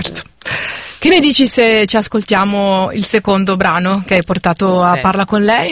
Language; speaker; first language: Italian; native; Italian